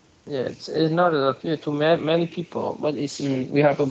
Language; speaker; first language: English; non-native, learner; Vietnamese